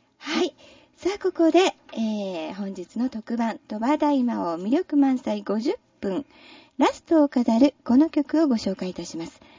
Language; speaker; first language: Japanese; native; Japanese